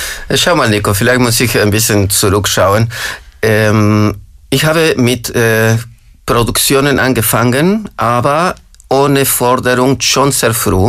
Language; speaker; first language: German; non-native, fluent; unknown